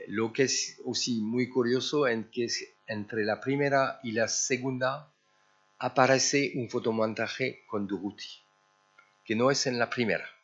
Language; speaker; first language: Spanish; early bilingual, heritage; French